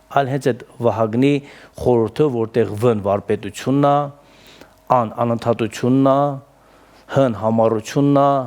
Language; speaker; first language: Armenian; native; Armenian